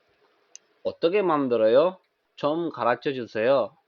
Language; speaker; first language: Korean; non-native, fluent; Sinhala